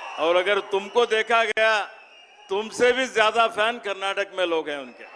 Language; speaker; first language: Hindi; non-native, local second language; Kannada